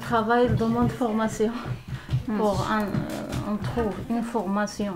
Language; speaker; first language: French; non-native, learner; Arabic